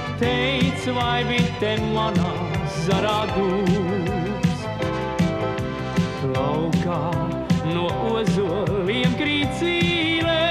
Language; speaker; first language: Latvian; native; Latvian